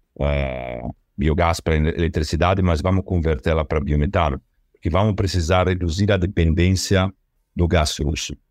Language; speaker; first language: Portuguese; non-native, fluent; Italian